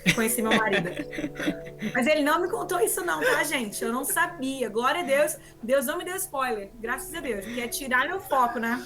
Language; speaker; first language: Portuguese; native; Portuguese